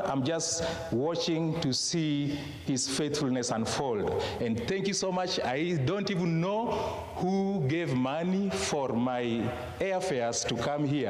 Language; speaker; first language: English; non-native, local second language; Luo (Kenya and Tanzania)